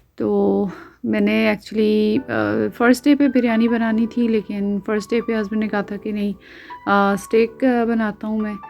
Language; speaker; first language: Urdu; native; Urdu